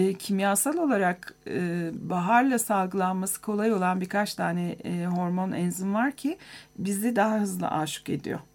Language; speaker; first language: Turkish; native; Turkish